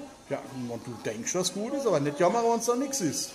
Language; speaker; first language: German; native; German